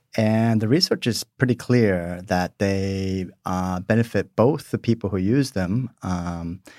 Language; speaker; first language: English; early bilingual, other home language; Swedish